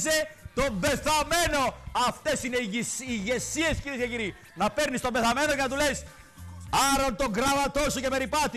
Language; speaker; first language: Greek; native; Greek